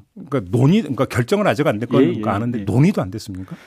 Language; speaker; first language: Korean; native; Korean